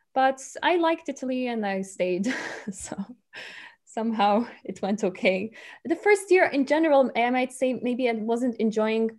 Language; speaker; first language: English; non-native, fluent; Polish